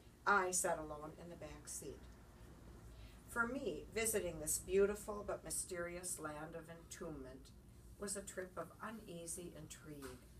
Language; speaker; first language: English; native; English